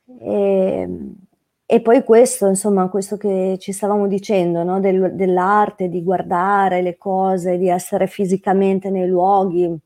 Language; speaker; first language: Italian; native; Italian